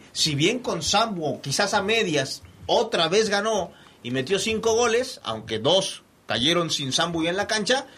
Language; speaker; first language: Spanish; native; Spanish